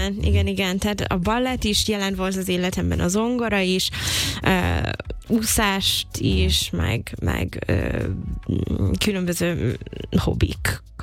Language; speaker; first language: Hungarian; non-native, fluent; English